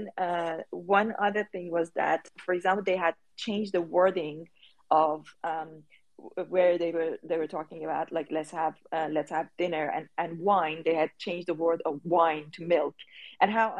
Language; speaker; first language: English; non-native, fluent; Persian